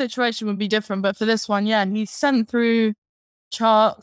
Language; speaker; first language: English; native; English